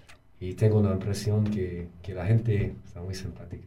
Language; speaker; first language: Spanish; non-native, learner; English